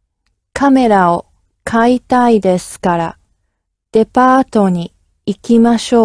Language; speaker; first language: Japanese; non-native, learner; English